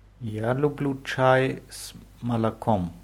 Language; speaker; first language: Russian; non-native, learner; German